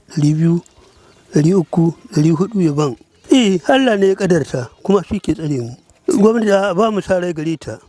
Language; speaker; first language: Hausa; non-native, local second language; Fula